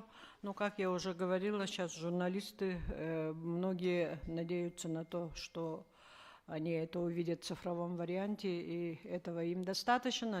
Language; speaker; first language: Russian; native; Russian